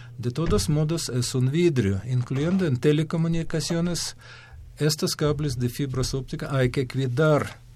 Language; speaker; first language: Spanish; non-native, fluent; Ukrainian